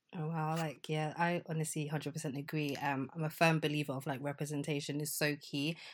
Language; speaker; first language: English; early bilingual, other home language; Yoruba